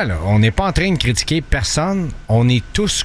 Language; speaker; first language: French; native; French